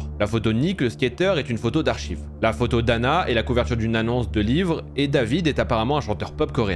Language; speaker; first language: French; native; French